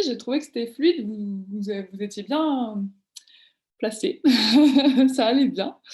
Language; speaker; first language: French; native; French